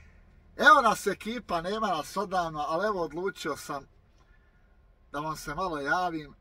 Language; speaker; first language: Croatian; native; Croatian